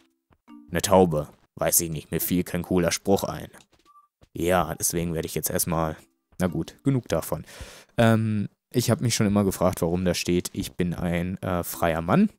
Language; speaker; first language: German; native; German